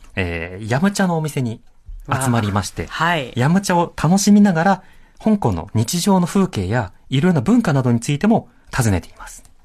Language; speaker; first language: Japanese; native; Japanese